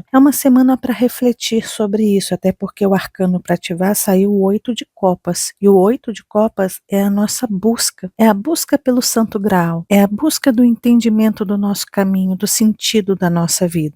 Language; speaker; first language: Portuguese; native; Portuguese